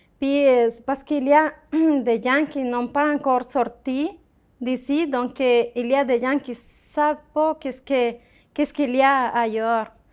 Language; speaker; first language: French; non-native, fluent; Spanish